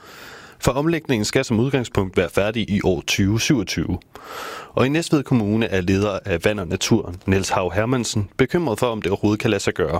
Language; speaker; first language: Danish; native; Danish